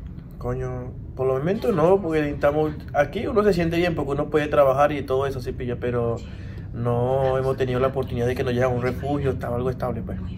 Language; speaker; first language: Spanish; native; Spanish